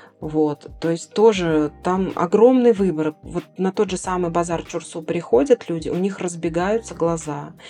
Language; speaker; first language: Russian; native; Russian